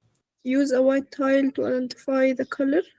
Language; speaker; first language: English; non-native, learner; Arabic